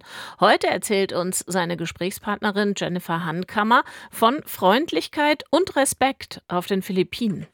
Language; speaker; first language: German; native; German